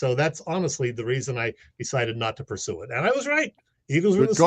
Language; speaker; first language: English; native; English